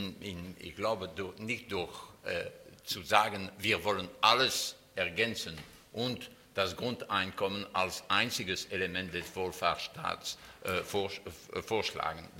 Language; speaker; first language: German; non-native, fluent; French